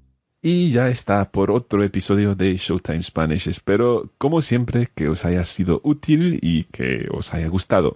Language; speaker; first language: Spanish; non-native, fluent; English